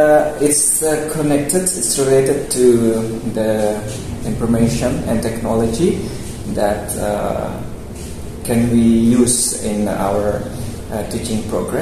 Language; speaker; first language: English; non-native, local second language; Indonesian